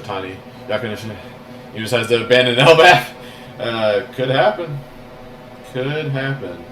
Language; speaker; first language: English; native; English